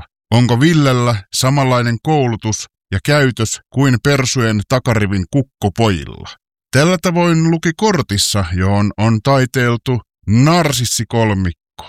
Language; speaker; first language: Finnish; native; Finnish